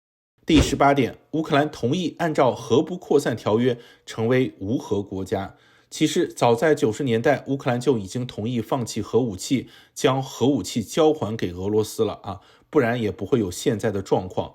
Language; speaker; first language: Chinese; native; Chinese